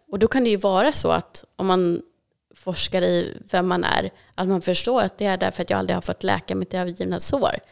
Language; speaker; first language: Swedish; native; Swedish